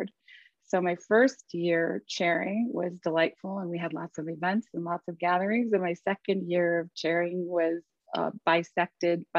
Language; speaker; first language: English; native; English